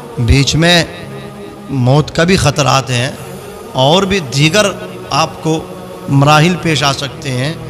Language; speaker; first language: Urdu; native; Urdu